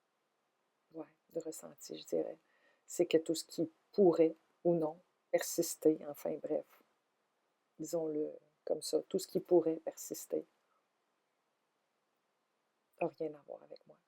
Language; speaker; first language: French; native; French